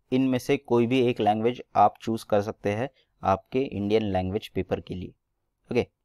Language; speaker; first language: Hindi; non-native, local second language; Marathi